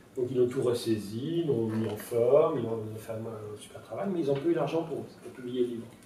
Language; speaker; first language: French; non-native, local second language; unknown